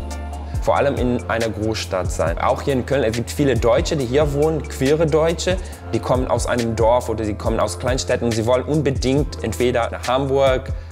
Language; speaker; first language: German; non-native, fluent; Portuguese